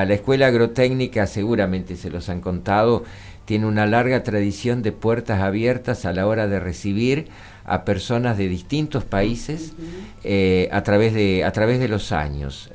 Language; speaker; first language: Spanish; native; Spanish